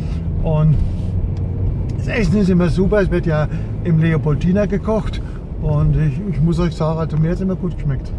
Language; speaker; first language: German; native; German